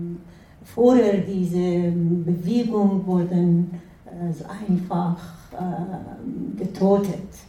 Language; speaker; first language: German; non-native, fluent; Persian